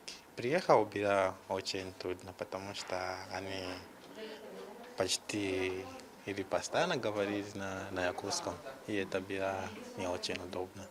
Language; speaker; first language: Russian; non-native, learner; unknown